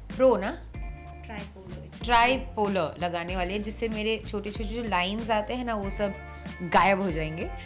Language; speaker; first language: Hindi; non-native, local second language; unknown